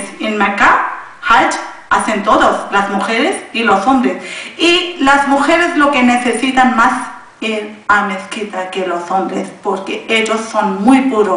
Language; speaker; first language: Spanish; non-native, learner; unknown